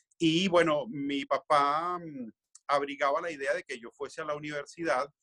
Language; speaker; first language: Spanish; native; Spanish